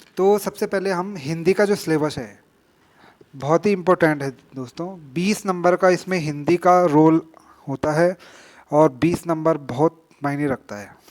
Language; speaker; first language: Hindi; native; Hindi